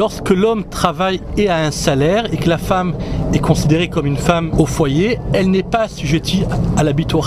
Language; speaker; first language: French; native; French